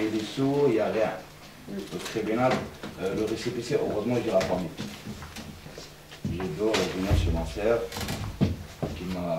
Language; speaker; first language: French; non-native, learner; Arabic